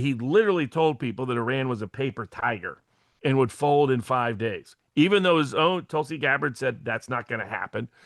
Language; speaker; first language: English; native; English